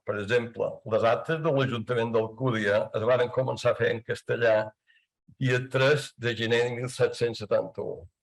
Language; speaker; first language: Catalan; native; Catalan